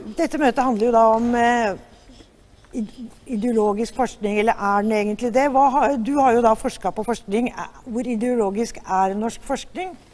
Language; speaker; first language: Norwegian; native; Norwegian